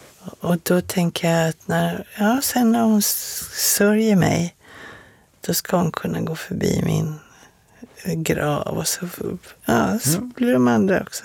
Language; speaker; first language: Swedish; native; Swedish